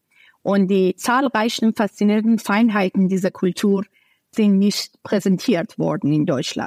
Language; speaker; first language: German; non-native, fluent; Persian